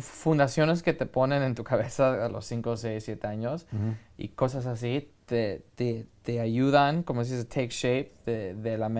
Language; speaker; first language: Spanish; early bilingual, heritage; Spanish